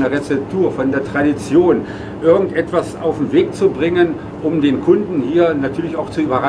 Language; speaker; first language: German; native; German